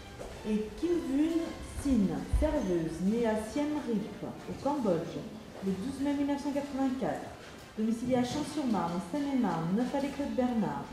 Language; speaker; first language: French; native; French